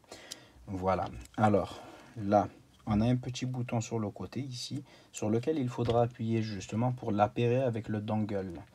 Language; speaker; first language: French; native; French